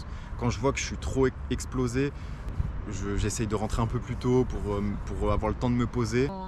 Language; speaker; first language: French; native; French